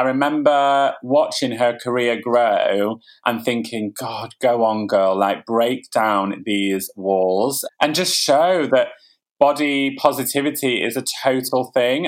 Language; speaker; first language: English; native; English